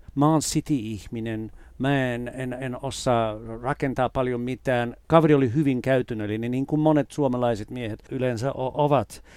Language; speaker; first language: Finnish; non-native, fluent; English